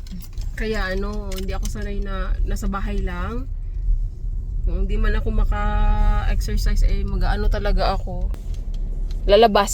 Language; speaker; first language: Filipino; non-native, local second language; Cebuano